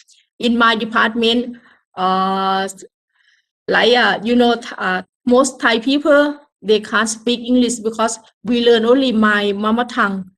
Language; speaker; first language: English; non-native, learner; Thai